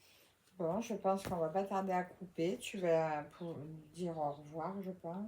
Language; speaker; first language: French; native; French